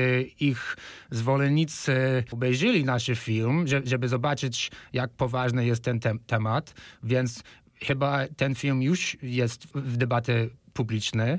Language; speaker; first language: Polish; non-native, fluent; English